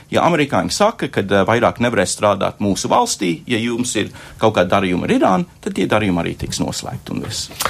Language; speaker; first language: Latvian; native; Latvian